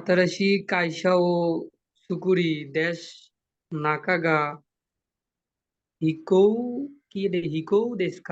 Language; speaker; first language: Japanese; non-native, learner; Bangla